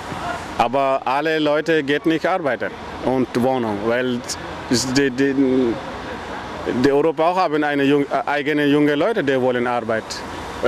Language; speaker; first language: German; non-native, learner; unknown